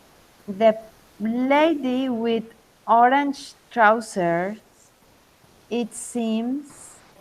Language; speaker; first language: English; non-native, learner; Spanish